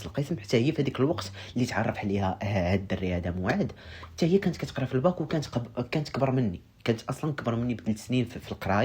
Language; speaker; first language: Arabic; native; Arabic